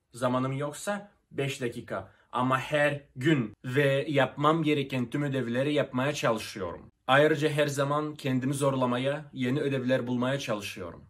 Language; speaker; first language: Turkish; non-native, fluent; Russian